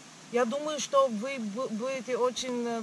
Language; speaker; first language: Russian; non-native, learner; Bulgarian